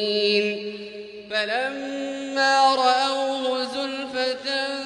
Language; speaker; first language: Arabic; native; Arabic